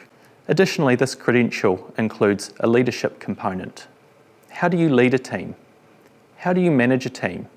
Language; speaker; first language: English; native; English